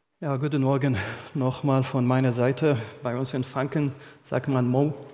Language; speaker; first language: German; non-native, fluent; Arabic